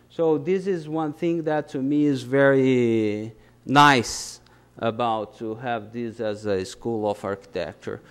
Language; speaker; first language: English; non-native, fluent; Portuguese